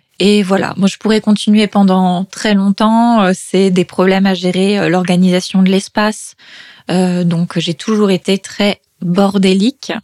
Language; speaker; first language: French; native; French